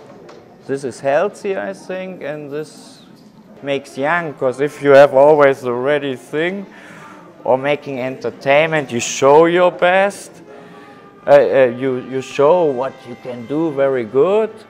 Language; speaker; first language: English; non-native, fluent; German